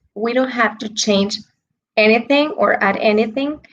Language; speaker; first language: English; non-native, fluent; Spanish